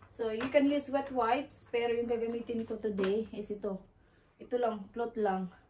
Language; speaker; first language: Filipino; non-native, local second language; Cebuano